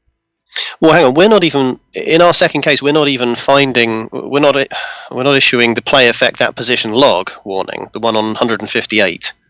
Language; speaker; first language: English; native; English